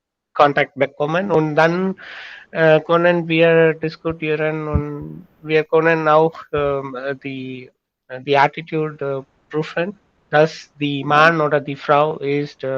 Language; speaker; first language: German; non-native, learner; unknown